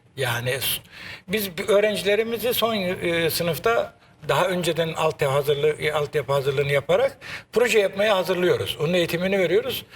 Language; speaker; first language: Turkish; native; Turkish